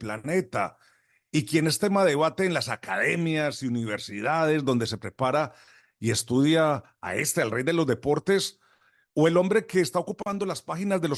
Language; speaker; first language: Spanish; native; Spanish